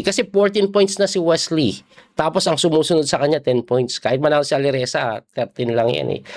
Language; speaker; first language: Filipino; native; Filipino